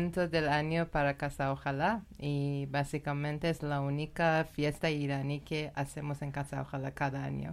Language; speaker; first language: Spanish; non-native, learner; Persian